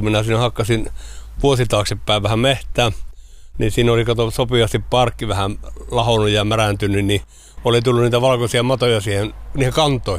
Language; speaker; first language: Finnish; native; Finnish